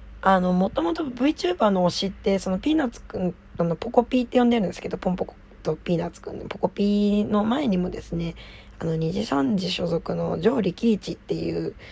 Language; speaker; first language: Japanese; native; Japanese